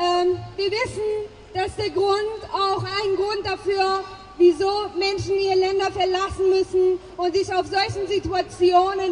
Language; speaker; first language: German; non-native, fluent; Persian